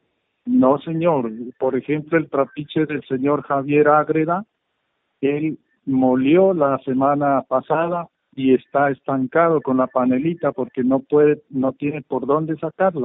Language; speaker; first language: Spanish; native; Spanish